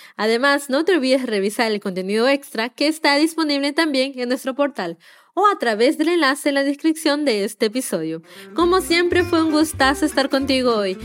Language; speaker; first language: Spanish; native; Spanish